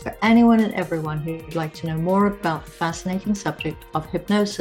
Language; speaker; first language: English; native; English